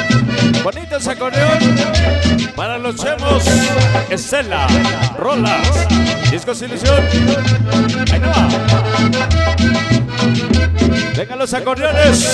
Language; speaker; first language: Spanish; native; Spanish